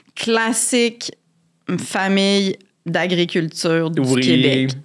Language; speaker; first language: French; native; French